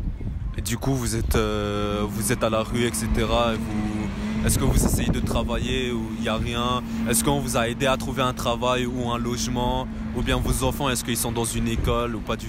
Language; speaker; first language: French; native; French